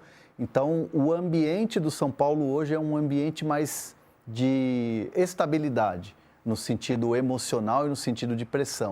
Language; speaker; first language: Portuguese; native; Portuguese